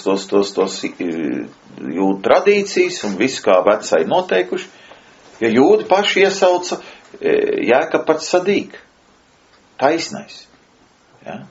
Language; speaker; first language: Latvian; native; Latvian